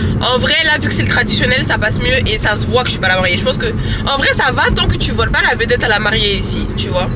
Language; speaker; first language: French; early bilingual, other home language; Bambara